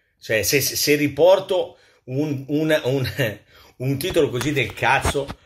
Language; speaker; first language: Italian; native; Italian